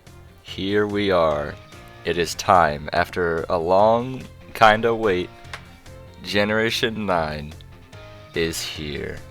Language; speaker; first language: English; native; English